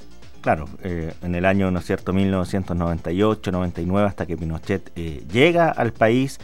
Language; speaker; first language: Spanish; native; Spanish